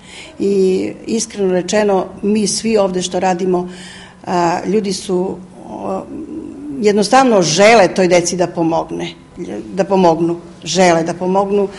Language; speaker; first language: Serbian; native; Serbian